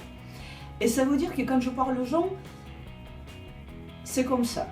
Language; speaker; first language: French; non-native, fluent; Ukrainian